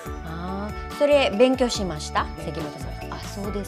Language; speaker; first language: Japanese; non-native, learner; Hindi